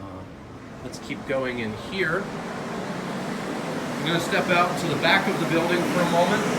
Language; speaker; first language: English; native; English